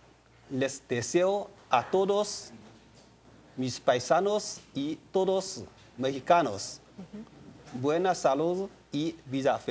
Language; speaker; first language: Spanish; non-native, learner; Chinese